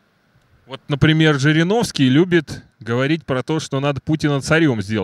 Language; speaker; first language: Russian; native; Russian